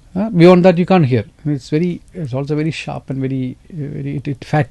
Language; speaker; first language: English; non-native, local second language; Malayalam